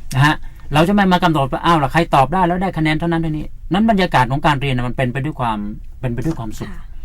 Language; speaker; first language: Thai; native; Thai